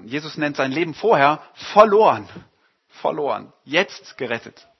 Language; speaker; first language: German; native; German